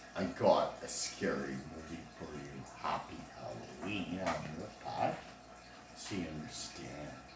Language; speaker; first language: English; native; English